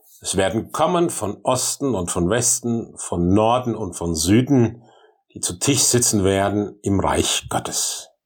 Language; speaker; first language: German; native; German